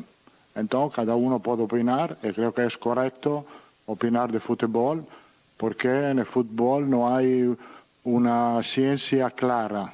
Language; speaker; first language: Portuguese; non-native, learner; Italian